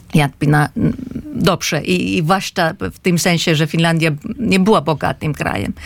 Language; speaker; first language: Polish; non-native, fluent; Finnish